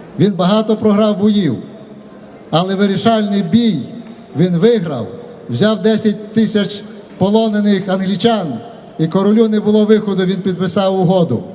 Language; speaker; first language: Ukrainian; native; Ukrainian